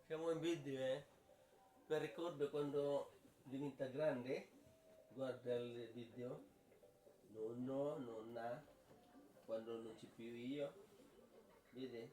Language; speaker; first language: Italian; non-native, learner; Filipino